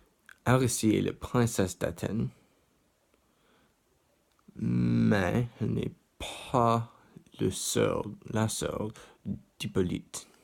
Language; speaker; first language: French; non-native, learner; English